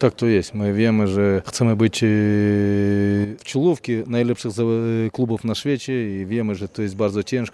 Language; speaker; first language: Polish; non-native, fluent; Russian